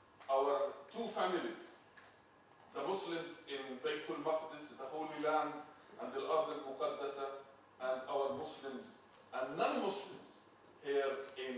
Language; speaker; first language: English; non-native, fluent; Arabic